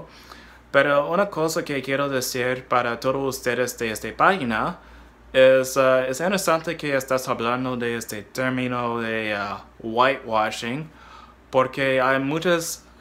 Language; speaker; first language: Spanish; non-native, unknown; English